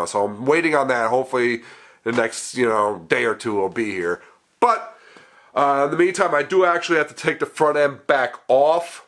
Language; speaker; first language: English; native; English